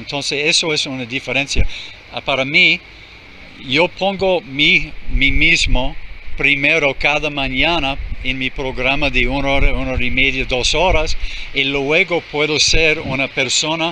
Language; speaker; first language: Spanish; non-native, fluent; English